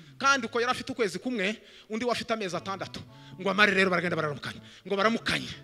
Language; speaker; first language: Kinyarwanda; native; Kinyarwanda